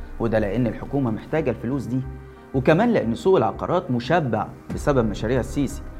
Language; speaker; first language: Arabic; native; Arabic